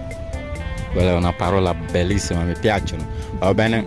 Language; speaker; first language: Italian; non-native, fluent; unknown